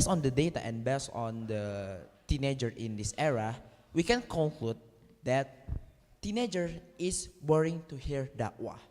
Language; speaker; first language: English; non-native, learner; Indonesian